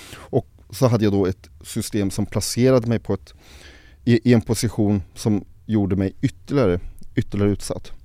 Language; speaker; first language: Swedish; early bilingual, other home language; Arabic